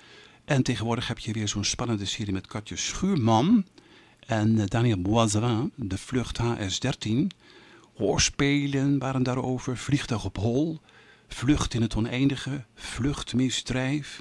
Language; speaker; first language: Dutch; native; Dutch